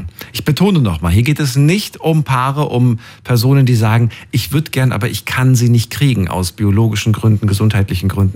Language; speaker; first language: German; native; German